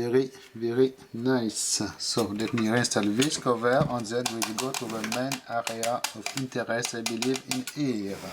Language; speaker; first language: English; non-native, fluent; French